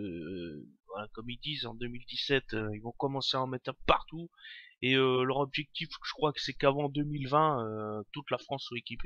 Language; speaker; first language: French; native; French